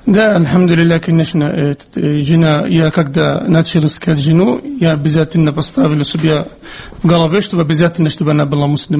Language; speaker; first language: Russian; non-native, fluent; Arabic